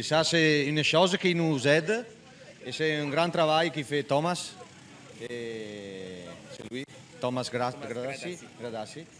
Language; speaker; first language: French; non-native, learner; Italian